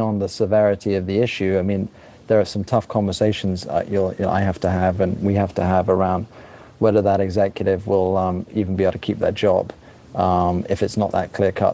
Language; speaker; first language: English; native; English